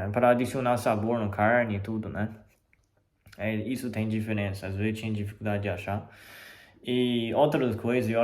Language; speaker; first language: Portuguese; non-native, fluent; Chinese